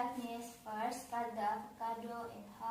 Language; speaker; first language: English; non-native, learner; Indonesian